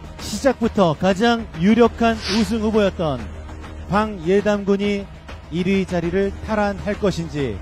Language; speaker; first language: Korean; native; Korean